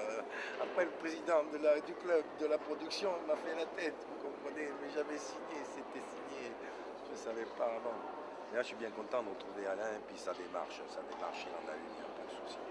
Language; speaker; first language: French; native; French